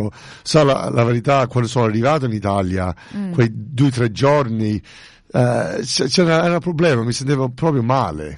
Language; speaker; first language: Italian; early bilingual, heritage; Italian